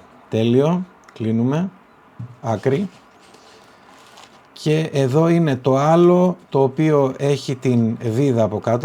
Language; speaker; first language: Greek; native; Greek